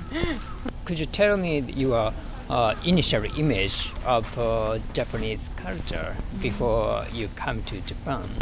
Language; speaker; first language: English; non-native, learner; Japanese